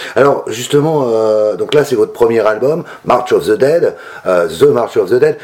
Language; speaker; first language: French; native; French